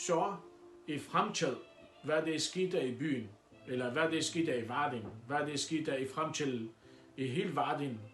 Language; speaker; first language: Danish; non-native, learner; Arabic